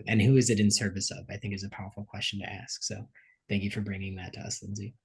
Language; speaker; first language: English; native; English